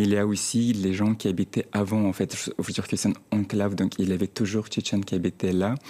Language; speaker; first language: French; non-native, fluent; Chechen